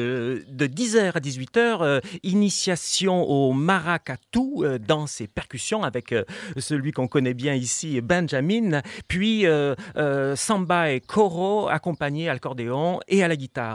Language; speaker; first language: French; native; French